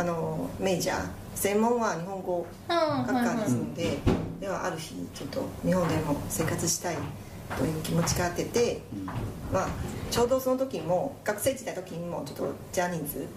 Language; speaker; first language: Japanese; non-native, fluent; Chinese